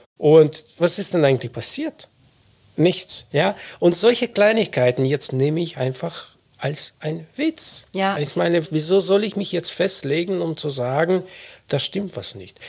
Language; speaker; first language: German; non-native, fluent; Russian